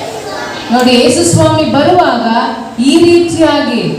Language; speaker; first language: Kannada; native; Kannada